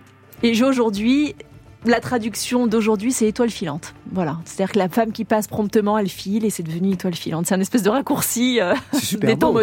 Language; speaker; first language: French; native; French